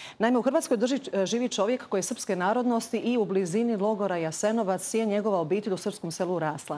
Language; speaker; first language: Croatian; native; Croatian